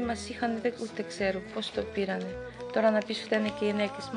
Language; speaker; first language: Greek; non-native, fluent; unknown